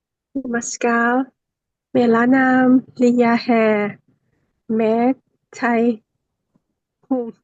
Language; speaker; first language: Hindi; non-native, learner; Thai